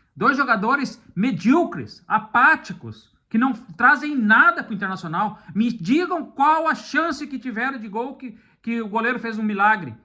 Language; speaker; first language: Portuguese; native; Portuguese